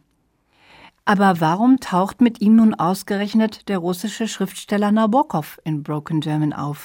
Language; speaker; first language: German; native; German